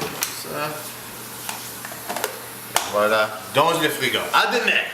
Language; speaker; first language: French; non-native, learner; English